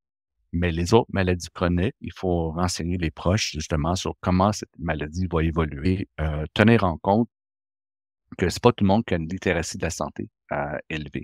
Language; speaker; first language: French; native; French